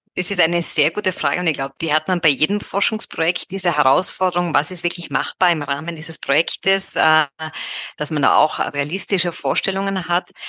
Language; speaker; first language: German; native; German